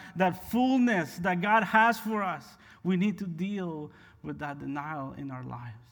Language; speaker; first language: English; non-native, fluent; Spanish